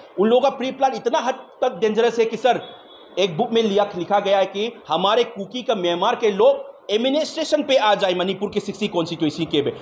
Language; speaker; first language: Hindi; non-native, local second language; Manipuri